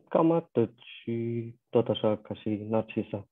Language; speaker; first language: Romanian; non-native, fluent; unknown